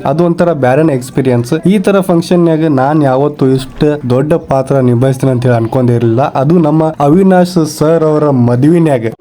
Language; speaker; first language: Kannada; non-native, local second language; Lambadi